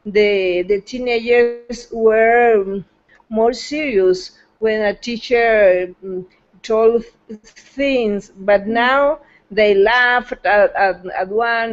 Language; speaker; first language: English; non-native, fluent; Spanish